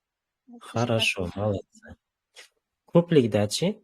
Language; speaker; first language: Russian; non-native, fluent; Uzbek